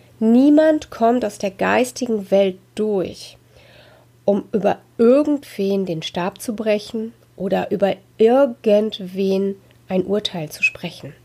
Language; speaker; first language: German; native; German